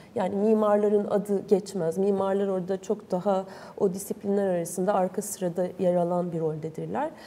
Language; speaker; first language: Turkish; native; Turkish